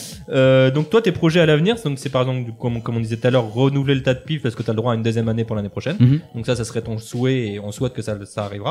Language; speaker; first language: French; native; French